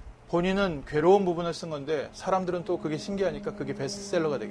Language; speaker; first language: Korean; native; Korean